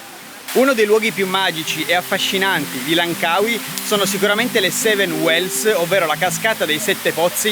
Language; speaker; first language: Italian; native; Italian